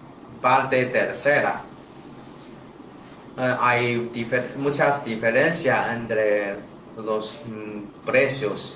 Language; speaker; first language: Spanish; non-native, learner; Chinese